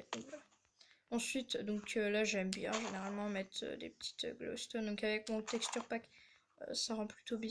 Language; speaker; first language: French; native; French